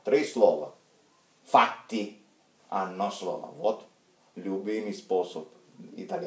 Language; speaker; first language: Russian; non-native, fluent; Italian